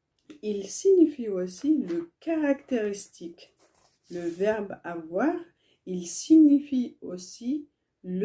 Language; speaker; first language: French; non-native, learner; Tigrinya